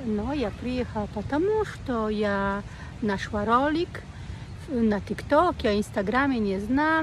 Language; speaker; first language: Russian; non-native, learner; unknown